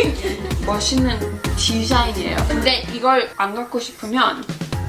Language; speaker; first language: Korean; early bilingual, heritage; English